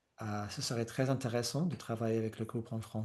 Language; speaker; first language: French; non-native, fluent; English